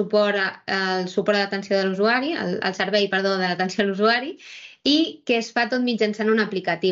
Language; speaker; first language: Catalan; native; Catalan